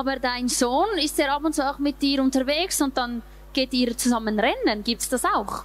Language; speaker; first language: German; native; German